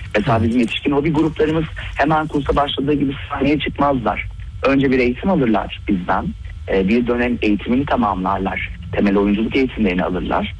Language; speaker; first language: Turkish; native; Turkish